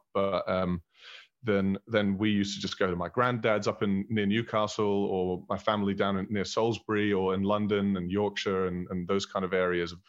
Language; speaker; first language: English; early bilingual, heritage; German